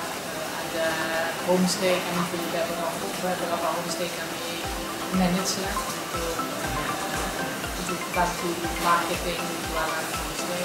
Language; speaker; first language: Indonesian; non-native, fluent; Dutch